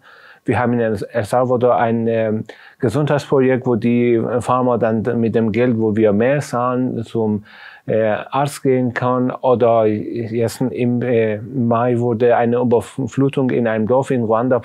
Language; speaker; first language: German; non-native, fluent; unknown